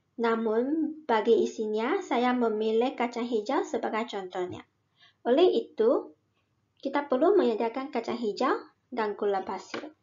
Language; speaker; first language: Malay; non-native, local second language; Min Nan Chinese